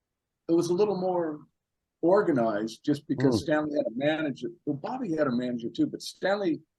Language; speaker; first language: English; native; English